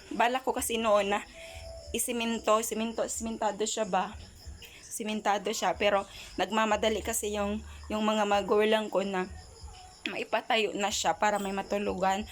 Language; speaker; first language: Filipino; non-native, local second language; Cebuano